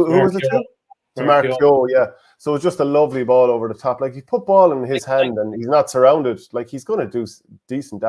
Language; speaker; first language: English; native; English